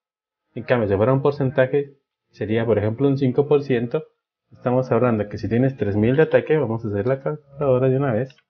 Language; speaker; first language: Spanish; native; Spanish